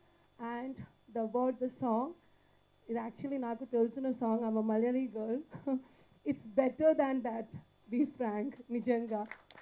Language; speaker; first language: Telugu; non-native, learner; Malayalam